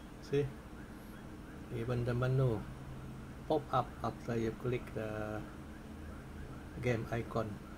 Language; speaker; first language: English; non-native, local second language; Malay